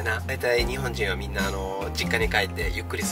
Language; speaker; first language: Japanese; native; Japanese